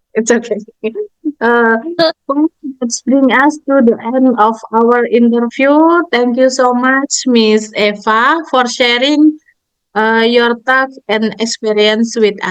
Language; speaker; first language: English; non-native, learner; Indonesian